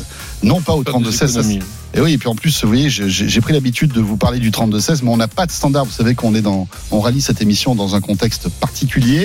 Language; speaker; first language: French; native; French